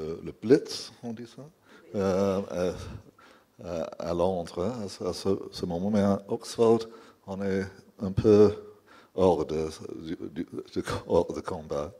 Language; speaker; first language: French; non-native, fluent; English